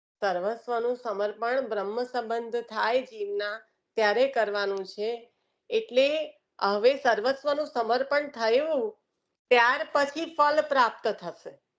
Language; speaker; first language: Gujarati; early bilingual, heritage; Gujarati